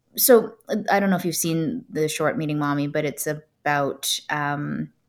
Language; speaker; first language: English; native; English